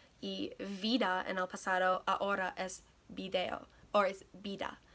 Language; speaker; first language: Spanish; non-native, learner; English